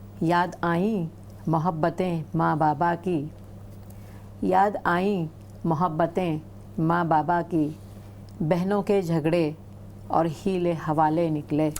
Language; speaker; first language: Urdu; native; Urdu